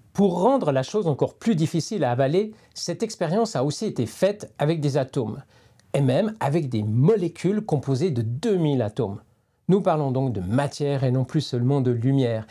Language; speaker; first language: French; native; French